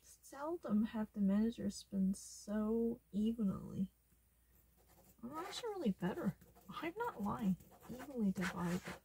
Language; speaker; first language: English; non-native, learner; Korean